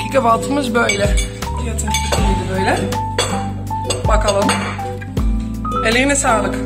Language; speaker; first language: Turkish; early bilingual, heritage; Dutch